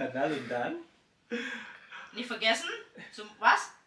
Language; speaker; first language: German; non-native, fluent; Indonesian